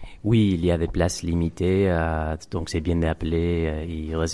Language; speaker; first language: French; non-native, fluent; Spanish